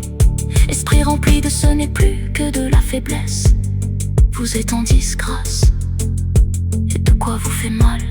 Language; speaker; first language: French; native; French